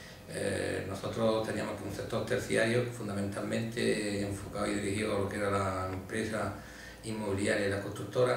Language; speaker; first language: Spanish; native; Spanish